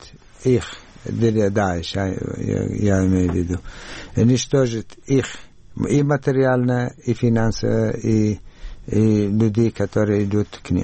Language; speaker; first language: Russian; non-native, learner; Arabic